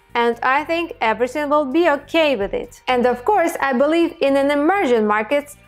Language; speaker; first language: English; non-native, fluent; Russian